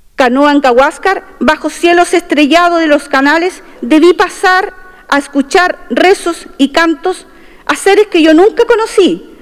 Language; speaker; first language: Spanish; non-native, local second language; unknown